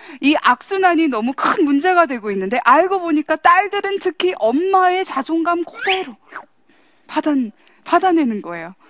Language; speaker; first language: Korean; early bilingual, heritage; English